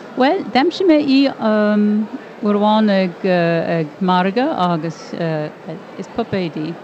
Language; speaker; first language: Irish; non-native, fluent; English